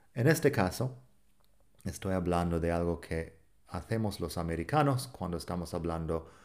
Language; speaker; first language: Spanish; non-native, fluent; English